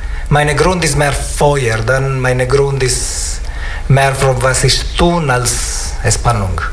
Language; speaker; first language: German; non-native, learner; Italian